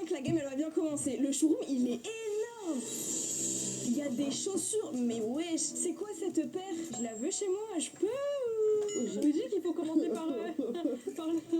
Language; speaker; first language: French; native; French